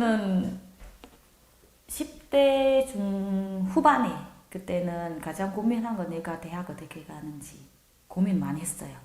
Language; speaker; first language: Korean; non-native, learner; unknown